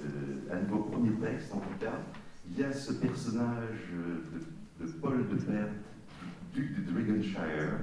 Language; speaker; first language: French; native; French